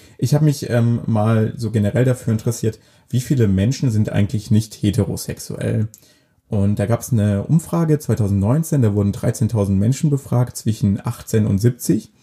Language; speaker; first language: German; native; German